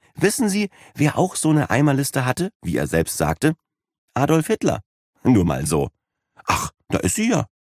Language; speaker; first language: German; native; German